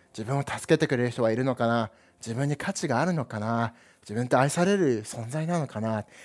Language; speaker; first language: Japanese; early bilingual, heritage; Japanese